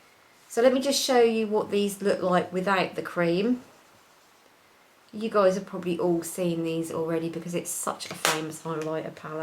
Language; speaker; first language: English; native; English